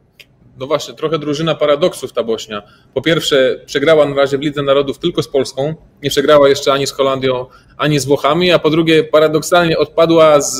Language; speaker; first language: Polish; native; Polish